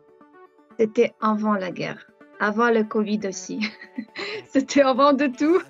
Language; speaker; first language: French; non-native, fluent; Ukrainian